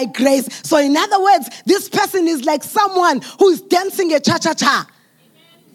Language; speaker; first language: English; non-native, local second language; Zulu